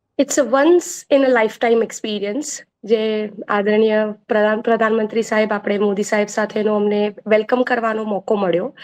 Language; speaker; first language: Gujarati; native; Gujarati